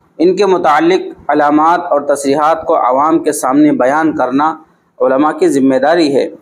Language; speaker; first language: Urdu; native; Urdu